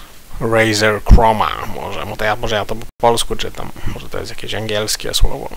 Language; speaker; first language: Polish; native; Polish